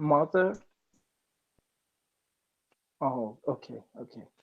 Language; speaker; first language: English; non-native, learner; Persian